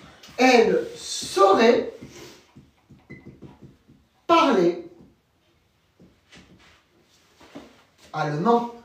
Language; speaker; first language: French; native; French